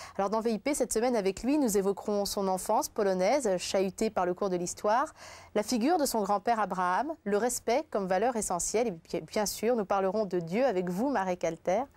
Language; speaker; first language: French; native; French